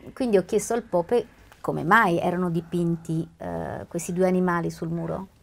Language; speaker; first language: Italian; native; Italian